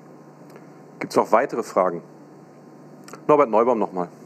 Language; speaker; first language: German; native; German